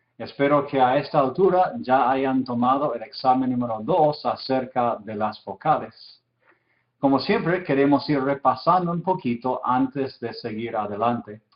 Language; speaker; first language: Spanish; non-native, fluent; English